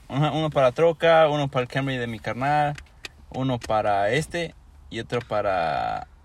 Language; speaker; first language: Spanish; early bilingual, heritage; Spanish